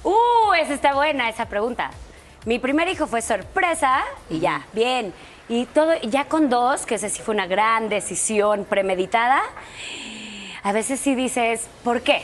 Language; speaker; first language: Spanish; native; Spanish